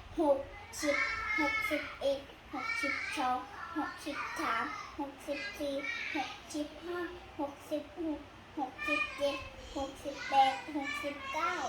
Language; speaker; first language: Thai; native; Thai